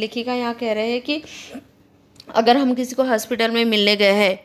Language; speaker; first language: Hindi; non-native, local second language; Marathi